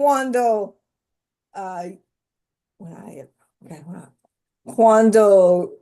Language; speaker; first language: Spanish; non-native, learner; English